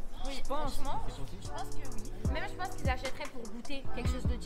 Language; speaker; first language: French; native; French